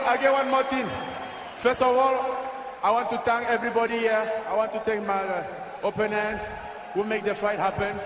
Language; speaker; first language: English; non-native, local second language; French